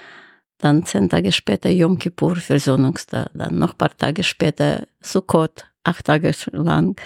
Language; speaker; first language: German; non-native, fluent; Russian